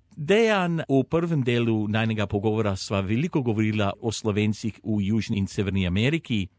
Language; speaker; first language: Slovenian; early bilingual, heritage; Slovenian